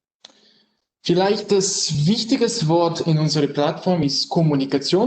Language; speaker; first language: German; non-native, learner; French